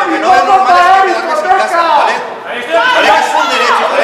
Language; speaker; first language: Spanish; native; Spanish